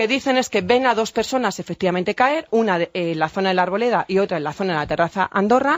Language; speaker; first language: Spanish; native; Spanish